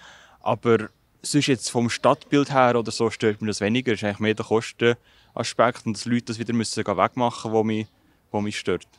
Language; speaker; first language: German; native; German